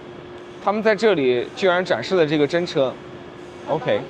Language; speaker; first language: Chinese; native; Chinese